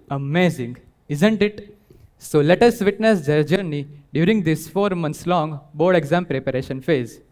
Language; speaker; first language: English; non-native, local second language; Gujarati